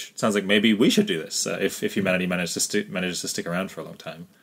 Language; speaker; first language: English; native; English